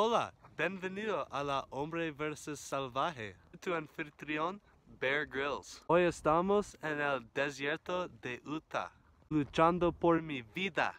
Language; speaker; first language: Spanish; non-native, learner; English